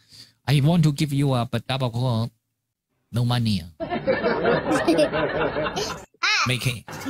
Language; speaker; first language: English; non-native, learner; Chinese